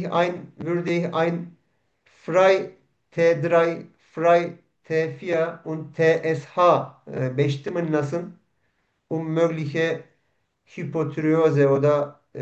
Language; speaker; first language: German; non-native, fluent; Turkish